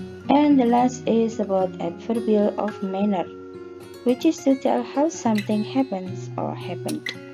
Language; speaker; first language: English; non-native, fluent; Indonesian